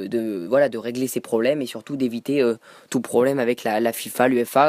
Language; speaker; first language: French; native; French